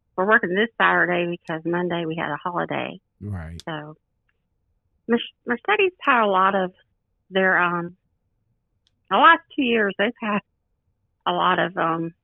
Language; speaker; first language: English; native; English